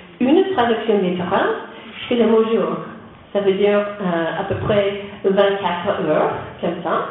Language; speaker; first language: French; non-native, learner; English